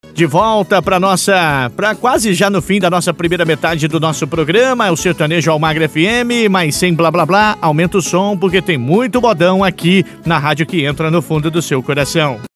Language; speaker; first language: Portuguese; native; Portuguese